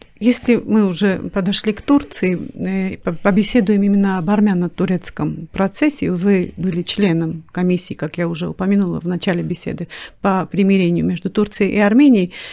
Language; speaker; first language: Russian; non-native, local second language; Armenian